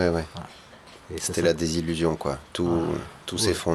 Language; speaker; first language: French; native; French